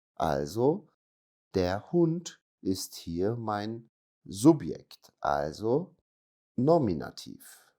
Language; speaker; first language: German; non-native, fluent; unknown